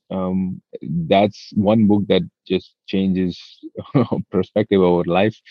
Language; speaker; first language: English; non-native, local second language; Hindi